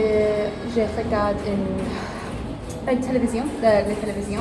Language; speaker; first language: French; non-native, learner; English